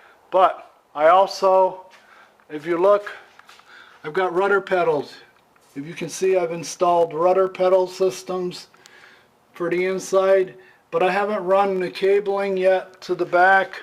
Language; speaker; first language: English; native; English